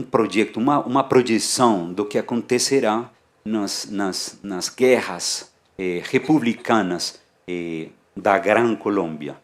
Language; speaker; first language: Portuguese; non-native, fluent; Spanish